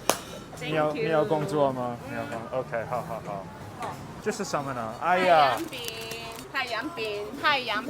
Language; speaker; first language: Chinese; non-native, learner; English